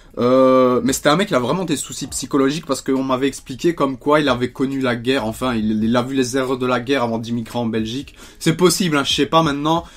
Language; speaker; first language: French; native; French